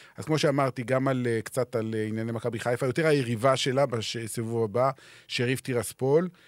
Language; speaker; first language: Hebrew; native; Hebrew